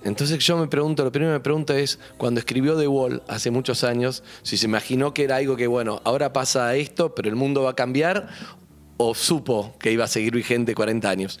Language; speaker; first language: Spanish; native; Spanish